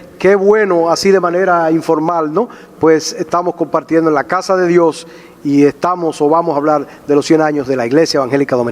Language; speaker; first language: Spanish; native; Spanish